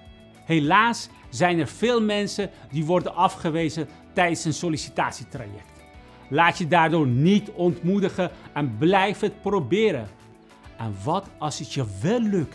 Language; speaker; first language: Dutch; non-native, fluent; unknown